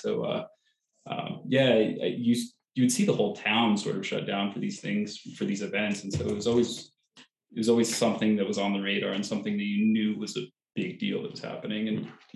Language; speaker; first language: English; native; English